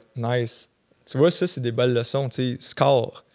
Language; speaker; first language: French; native; French